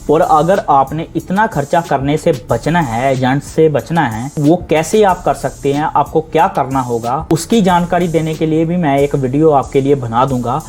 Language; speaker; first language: Hindi; non-native, local second language; Punjabi